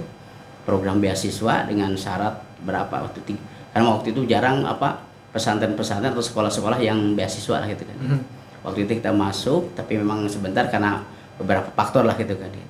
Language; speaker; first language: Indonesian; non-native, local second language; Sundanese